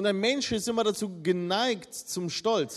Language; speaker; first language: German; non-native, fluent; Russian